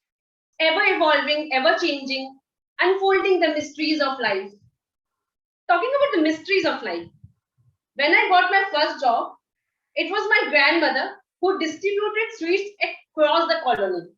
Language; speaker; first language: English; non-native, local second language; Hindi